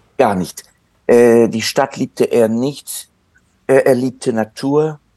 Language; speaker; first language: German; non-native, fluent; French